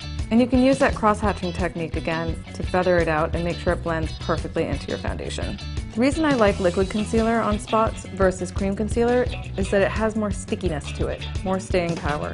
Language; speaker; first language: English; native; English